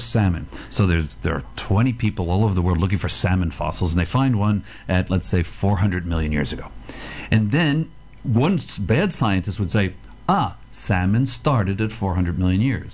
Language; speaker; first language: English; native; English